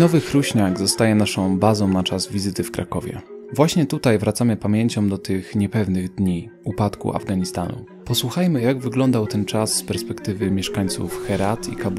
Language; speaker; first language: Polish; native; Polish